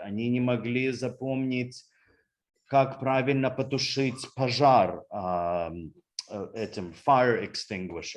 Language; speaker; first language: Russian; early bilingual, heritage; Russian